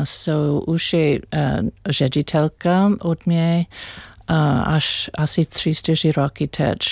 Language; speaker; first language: Czech; non-native, learner; English